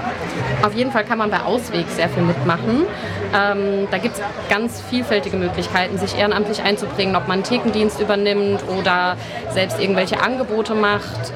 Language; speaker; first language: German; native; German